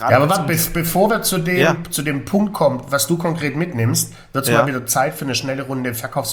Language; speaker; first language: German; native; German